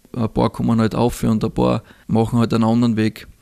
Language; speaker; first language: German; native; German